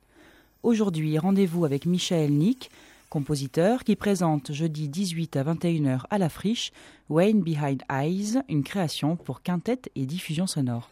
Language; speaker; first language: French; native; French